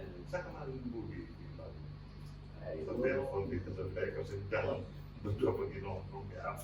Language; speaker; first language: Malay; non-native, local second language; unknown